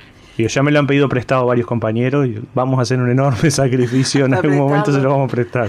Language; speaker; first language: Spanish; native; Spanish